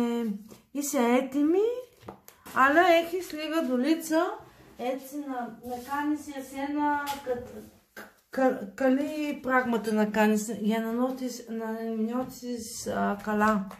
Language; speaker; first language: Greek; non-native, learner; Bulgarian